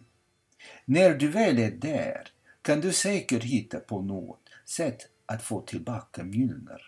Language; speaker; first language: Swedish; non-native, fluent; English